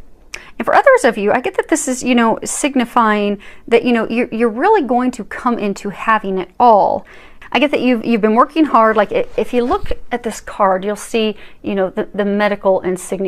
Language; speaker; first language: English; native; English